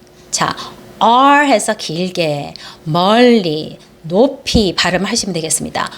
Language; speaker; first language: Korean; native; Korean